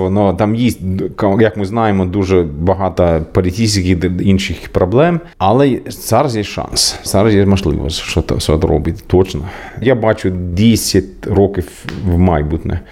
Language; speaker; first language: Ukrainian; non-native, learner; Swedish